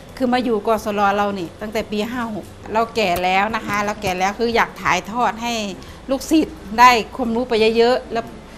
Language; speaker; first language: Thai; native; Thai